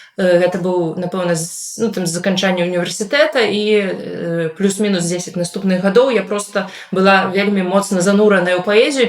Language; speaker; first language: Belarusian; non-native, local second language; Russian